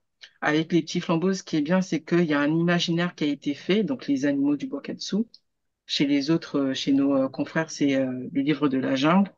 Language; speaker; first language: French; native; French